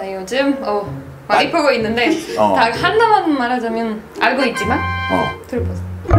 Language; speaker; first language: Korean; non-native, learner; Spanish